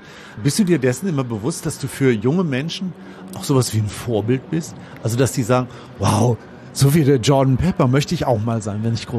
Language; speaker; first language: German; native; German